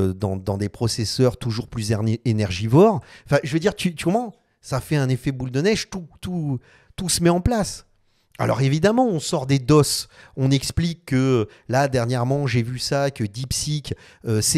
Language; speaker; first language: French; native; French